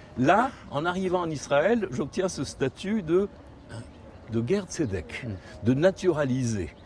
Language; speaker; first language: French; non-native, local second language; Spanish